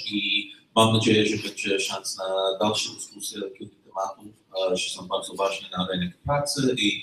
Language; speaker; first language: Polish; non-native, learner; English